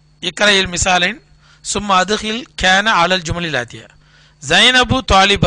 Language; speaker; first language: Arabic; non-native, fluent; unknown